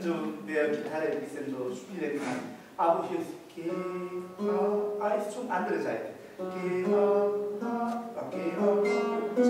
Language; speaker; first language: German; non-native, learner; Korean